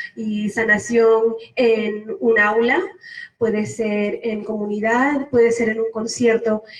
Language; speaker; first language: Spanish; early bilingual, other home language; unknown